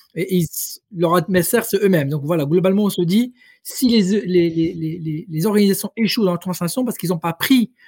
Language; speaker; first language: French; non-native, local second language; Arabic